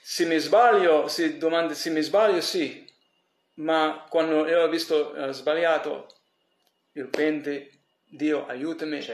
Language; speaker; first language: Italian; early bilingual, heritage; English